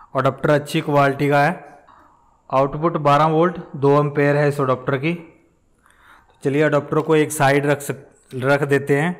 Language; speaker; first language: Hindi; non-native, local second language; Punjabi